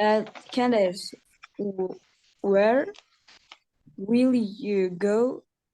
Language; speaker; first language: English; non-native, learner; Uzbek